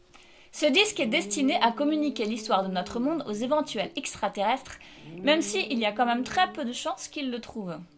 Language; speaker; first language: French; native; French